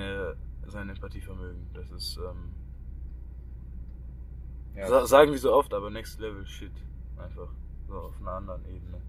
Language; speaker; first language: German; native; German